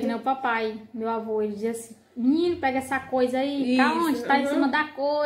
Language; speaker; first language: Portuguese; native; Portuguese